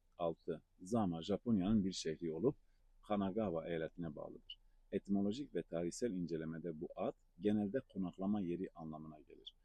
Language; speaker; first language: Turkish; non-native, local second language; Zaza